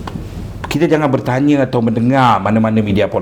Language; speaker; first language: Malay; native; Malay